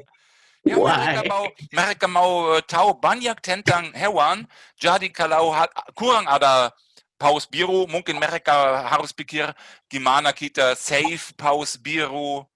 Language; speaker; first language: Indonesian; non-native, fluent; German